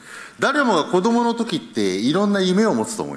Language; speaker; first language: Japanese; early bilingual, heritage; Japanese